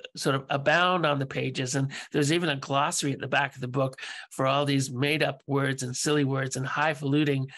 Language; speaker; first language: English; native; English